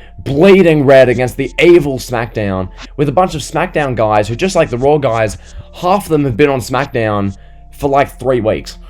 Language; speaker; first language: English; native; English